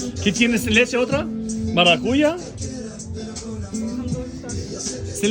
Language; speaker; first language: Spanish; non-native, learner; Albanian